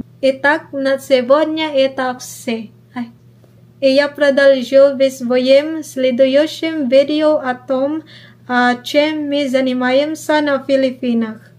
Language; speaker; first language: Russian; non-native, learner; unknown